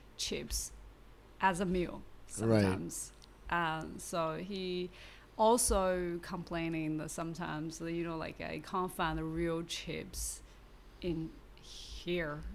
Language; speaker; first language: English; non-native, learner; Chinese